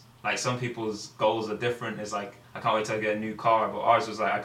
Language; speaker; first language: English; native; English